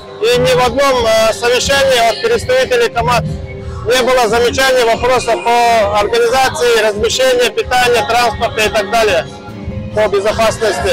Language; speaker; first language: Russian; native; Russian